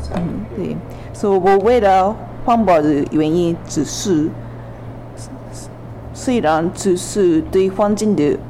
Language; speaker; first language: Chinese; non-native, learner; Japanese